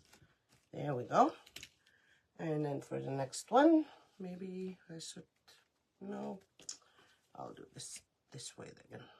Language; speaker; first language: English; native; English